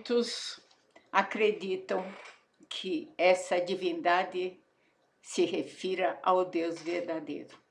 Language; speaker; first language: Portuguese; native; Portuguese